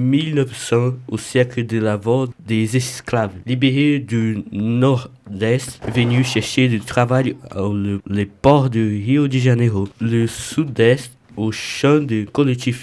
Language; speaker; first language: French; non-native, learner; Portuguese